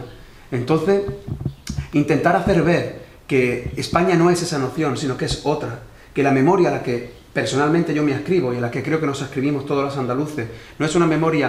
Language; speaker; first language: Spanish; native; Spanish